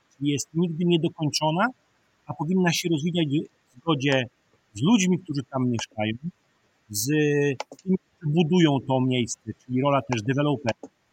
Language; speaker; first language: Polish; native; Polish